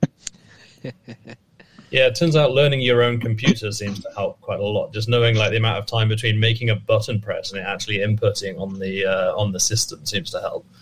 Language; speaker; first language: English; native; English